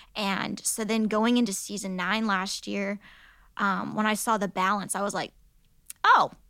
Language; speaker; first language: English; native; English